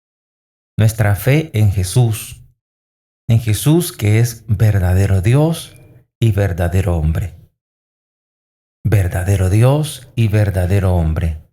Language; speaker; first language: Spanish; native; Spanish